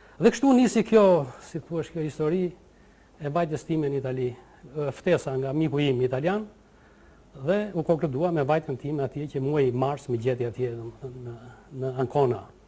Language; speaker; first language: Albanian; native; Albanian